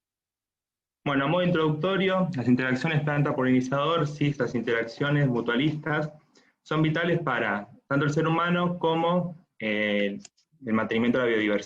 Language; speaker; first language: Spanish; native; Spanish